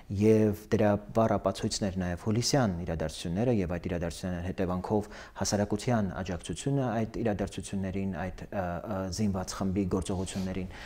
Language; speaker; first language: Armenian; native; Armenian